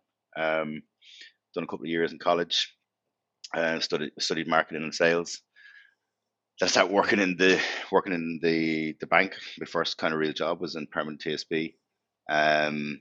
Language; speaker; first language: English; native; English